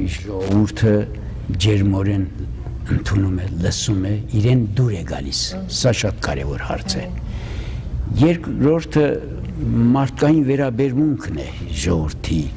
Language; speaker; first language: Armenian; early bilingual, heritage; Armenian